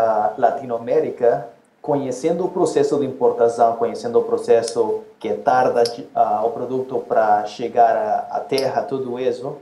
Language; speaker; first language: Portuguese; non-native, fluent; Spanish